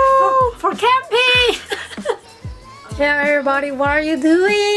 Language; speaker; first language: English; non-native, learner; Chinese